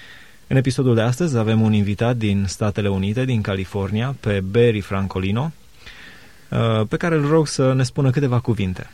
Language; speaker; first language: Romanian; native; Romanian